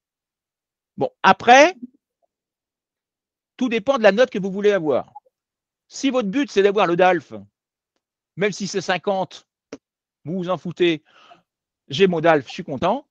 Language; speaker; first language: French; native; French